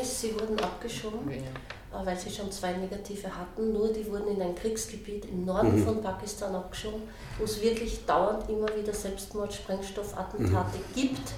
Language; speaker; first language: German; native; German